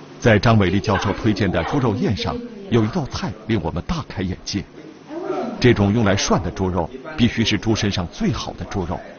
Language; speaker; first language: Chinese; native; Chinese